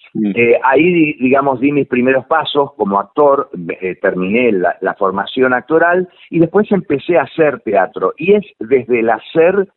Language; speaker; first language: Spanish; native; Spanish